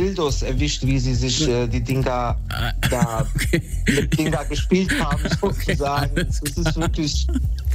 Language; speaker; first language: German; native; German